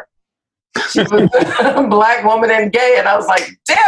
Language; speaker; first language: English; native; English